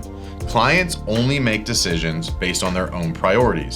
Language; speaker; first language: English; native; English